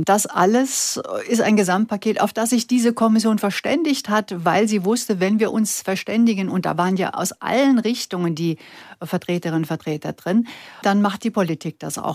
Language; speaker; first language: German; native; German